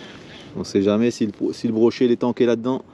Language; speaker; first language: French; native; French